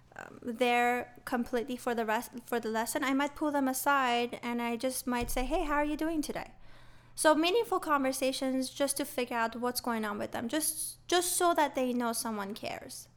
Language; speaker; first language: English; early bilingual, other home language; Persian